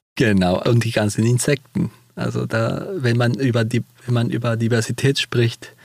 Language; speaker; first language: German; non-native, fluent; Spanish